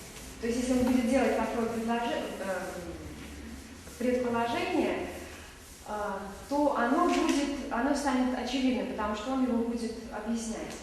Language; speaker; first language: Russian; native; Russian